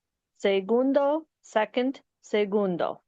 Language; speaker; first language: Spanish; non-native, learner; English